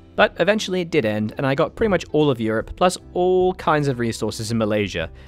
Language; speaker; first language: English; native; English